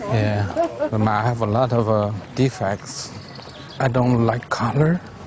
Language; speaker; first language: English; non-native, fluent; Chinese